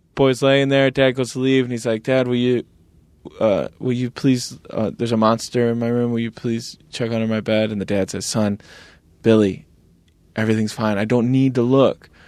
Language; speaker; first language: English; native; English